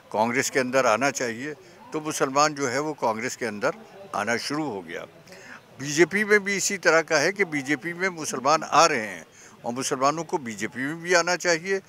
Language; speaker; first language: Hindi; native; Hindi